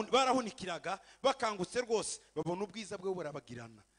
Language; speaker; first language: English; non-native, fluent; Kinyarwanda